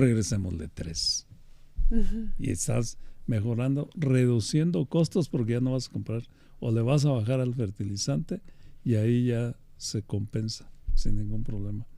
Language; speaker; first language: Spanish; native; Spanish